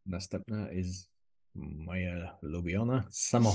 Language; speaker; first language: Polish; non-native, learner; English